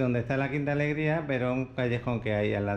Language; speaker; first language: Spanish; native; Spanish